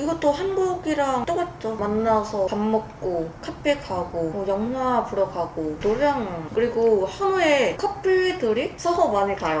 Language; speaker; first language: Korean; non-native, fluent; Vietnamese